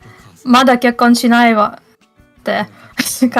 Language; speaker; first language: Japanese; non-native, learner; English